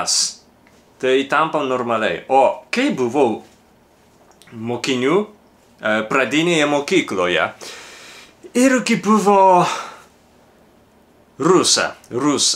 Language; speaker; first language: Lithuanian; non-native, fluent; Japanese